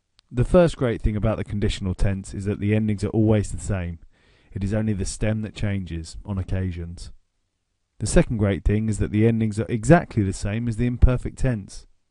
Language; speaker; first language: English; native; English